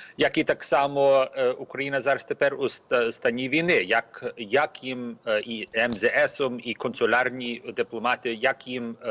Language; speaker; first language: Ukrainian; early bilingual, heritage; Ukrainian